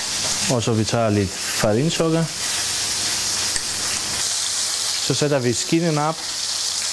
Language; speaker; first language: Danish; non-native, fluent; Greek